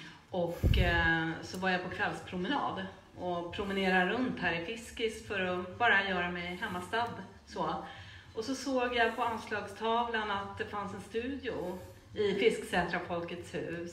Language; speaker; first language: Swedish; native; Swedish